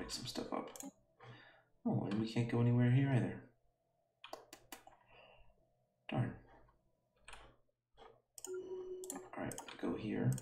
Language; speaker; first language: English; native; English